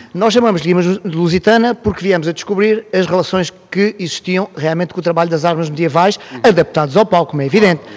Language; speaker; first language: Portuguese; native; Portuguese